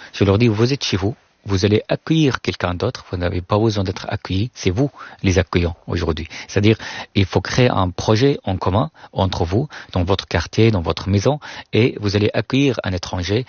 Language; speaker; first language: French; non-native, fluent; Arabic